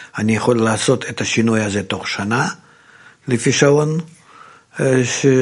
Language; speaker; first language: Hebrew; native; Hebrew